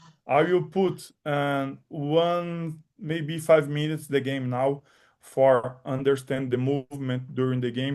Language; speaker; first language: English; non-native, learner; Portuguese